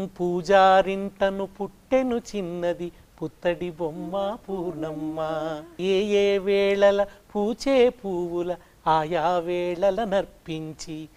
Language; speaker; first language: Telugu; native; Telugu